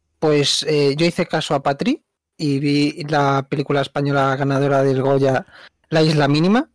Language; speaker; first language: Spanish; native; Spanish